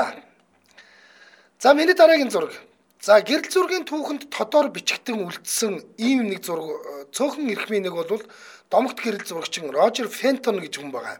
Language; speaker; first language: Mongolian; native; Mongolian